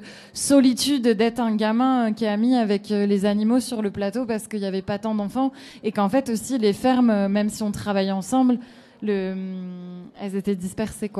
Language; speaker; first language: French; native; French